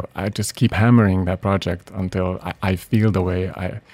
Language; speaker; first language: English; non-native, fluent; Hungarian